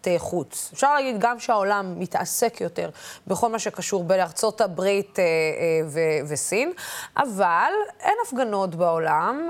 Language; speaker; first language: Hebrew; non-native, local second language; Arabic